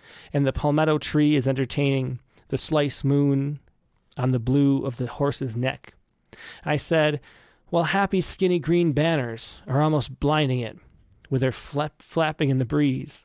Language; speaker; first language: English; native; English